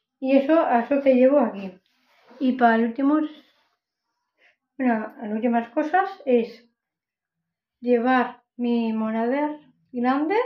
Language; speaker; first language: Spanish; non-native, local second language; Catalan